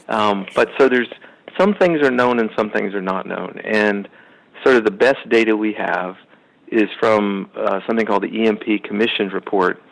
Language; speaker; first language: English; native; English